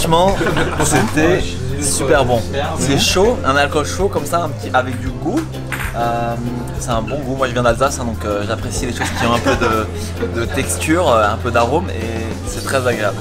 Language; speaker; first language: French; native; French